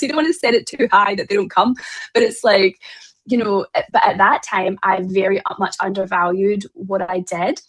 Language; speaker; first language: English; native; English